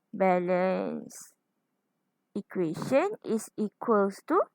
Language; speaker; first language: English; non-native, local second language; Malay